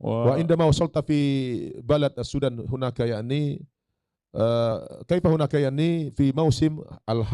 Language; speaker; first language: Arabic; non-native, fluent; Indonesian